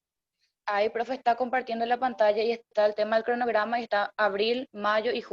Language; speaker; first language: Spanish; native; Spanish